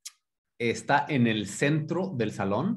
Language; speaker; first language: Spanish; non-native, fluent; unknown